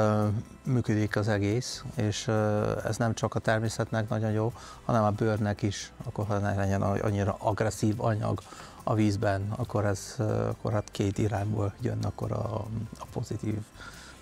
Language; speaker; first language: Hungarian; non-native, fluent; Dutch